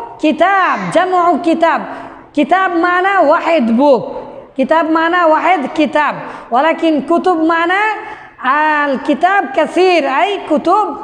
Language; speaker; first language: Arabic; non-native, fluent; Bangla